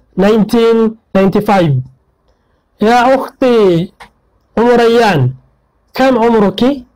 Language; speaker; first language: Arabic; non-native, fluent; Maguindanaon